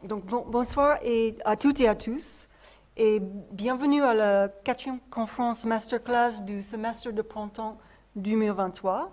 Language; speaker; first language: French; non-native, fluent; English